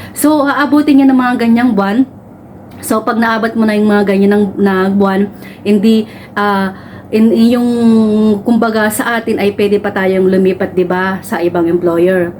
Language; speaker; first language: Filipino; native; Filipino